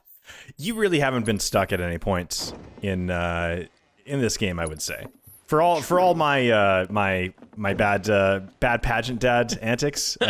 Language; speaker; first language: English; native; English